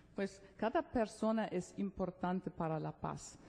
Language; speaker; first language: Spanish; non-native, fluent; German